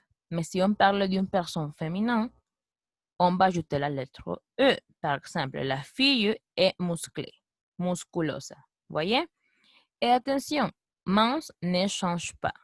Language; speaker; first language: French; non-native, fluent; Spanish